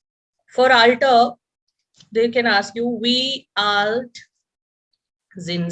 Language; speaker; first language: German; non-native, fluent; Hindi